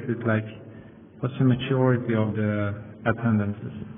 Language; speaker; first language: English; non-native, fluent; Swedish